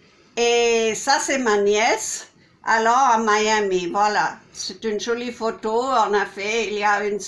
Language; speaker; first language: French; non-native, fluent; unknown